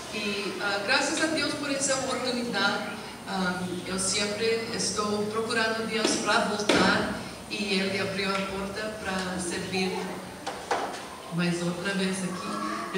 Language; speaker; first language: Portuguese; non-native, learner; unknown